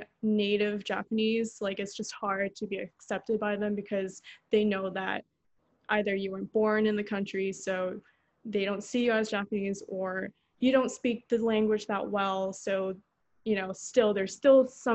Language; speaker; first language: English; early bilingual, other home language; Korean